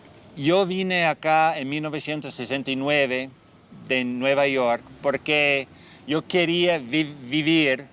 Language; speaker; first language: Spanish; non-native, fluent; English